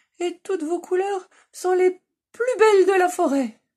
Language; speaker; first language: French; native; French